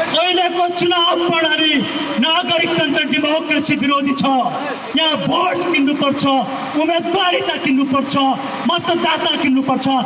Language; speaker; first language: Nepali; native; Nepali